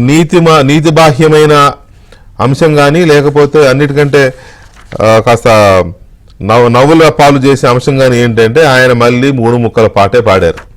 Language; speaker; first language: Telugu; native; Telugu